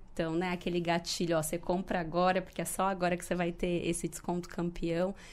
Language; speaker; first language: Portuguese; native; Portuguese